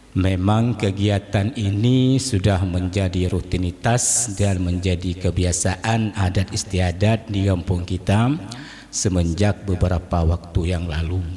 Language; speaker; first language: Malay; non-native, local second language; Achinese